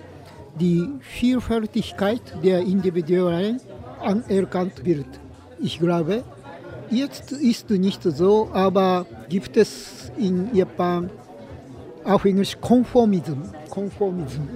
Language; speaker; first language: German; non-native, learner; Japanese